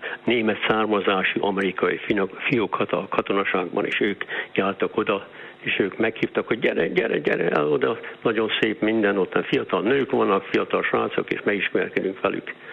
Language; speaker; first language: Hungarian; early bilingual, heritage; Hungarian